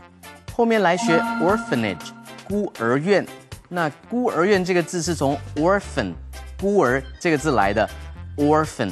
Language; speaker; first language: Chinese; native; Chinese